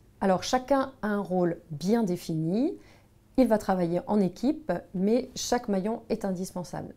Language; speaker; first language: French; native; French